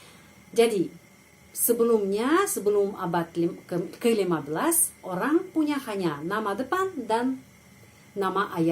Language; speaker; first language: Indonesian; non-native, fluent; Russian